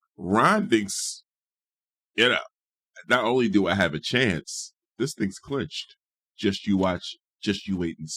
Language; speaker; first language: English; native; English